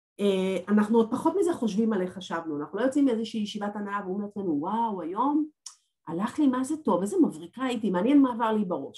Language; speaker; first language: Hebrew; native; Hebrew